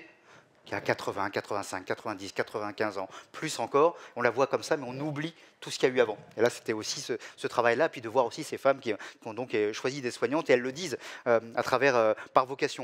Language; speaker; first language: French; native; French